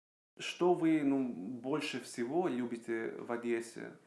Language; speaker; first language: Russian; non-native, fluent; Greek